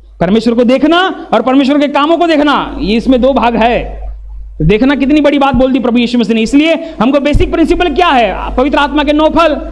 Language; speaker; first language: Hindi; non-native, local second language; Marathi